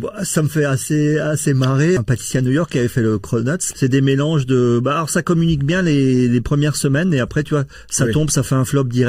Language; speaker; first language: French; native; French